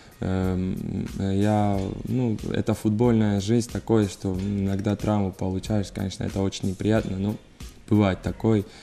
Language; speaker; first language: Russian; non-native, learner; Georgian